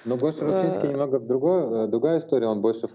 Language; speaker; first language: Russian; native; Russian